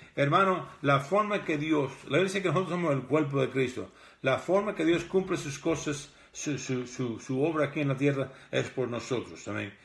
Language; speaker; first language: Spanish; early bilingual, heritage; Spanish